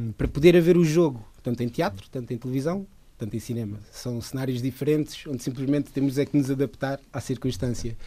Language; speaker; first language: Portuguese; early bilingual, other home language; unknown